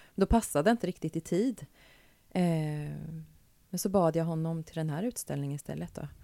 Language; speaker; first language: Swedish; native; Swedish